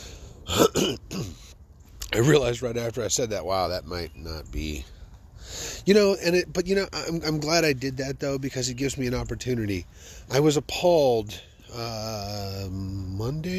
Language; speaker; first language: English; native; English